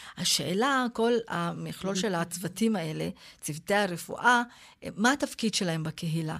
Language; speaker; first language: Hebrew; non-native, local second language; Arabic